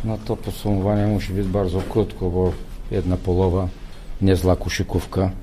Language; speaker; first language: Polish; non-native, learner; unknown